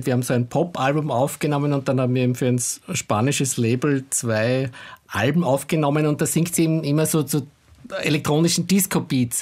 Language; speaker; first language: German; native; German